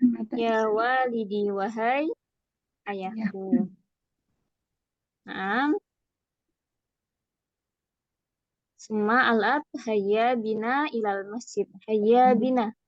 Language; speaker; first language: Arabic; non-native, fluent; Indonesian